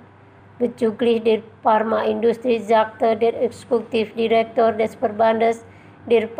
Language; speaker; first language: German; non-native, fluent; Indonesian